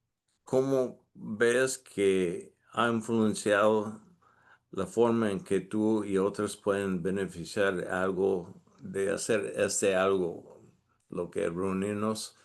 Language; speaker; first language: Spanish; non-native, fluent; English